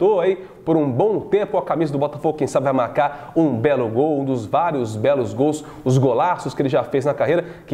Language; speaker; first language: Portuguese; native; Portuguese